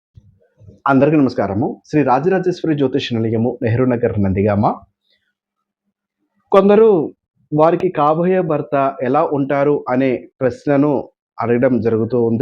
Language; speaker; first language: Telugu; native; Telugu